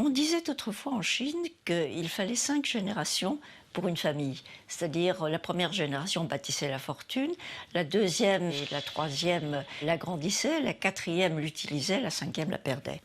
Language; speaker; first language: French; native; French